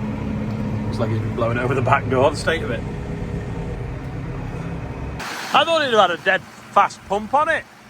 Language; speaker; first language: English; native; English